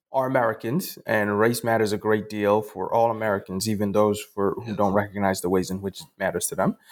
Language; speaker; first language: English; non-native, local second language; Akan